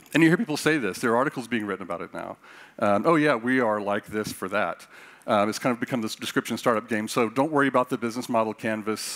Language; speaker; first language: English; native; English